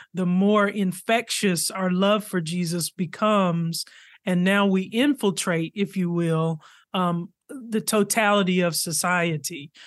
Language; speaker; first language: English; native; English